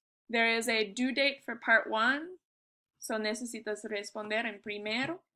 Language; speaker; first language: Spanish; non-native, learner; English